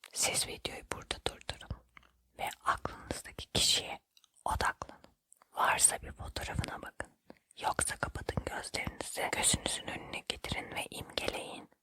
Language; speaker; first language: Turkish; native; Turkish